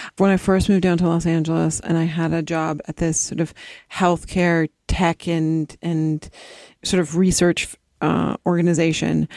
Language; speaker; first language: English; native; English